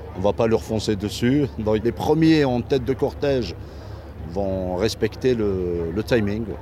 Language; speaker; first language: French; non-native, fluent; German